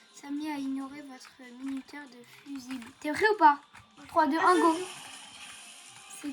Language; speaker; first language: French; native; French